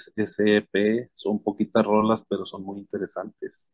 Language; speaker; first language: Spanish; native; Spanish